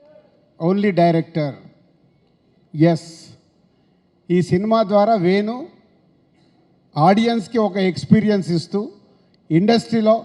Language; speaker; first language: Telugu; native; Telugu